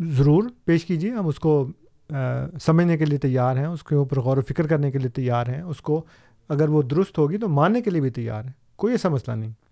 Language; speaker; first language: Urdu; native; Urdu